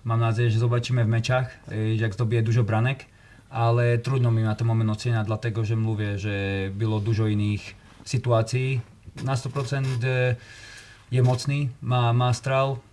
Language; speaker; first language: Polish; non-native, learner; Slovak